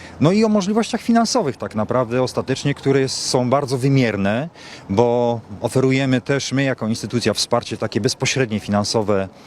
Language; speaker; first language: Polish; native; Polish